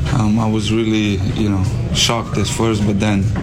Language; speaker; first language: English; non-native, fluent; Slovenian